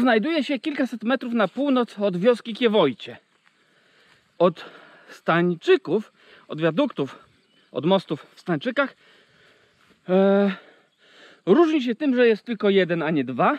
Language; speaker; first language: Polish; native; Polish